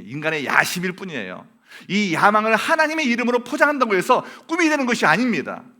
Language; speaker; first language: Korean; native; Korean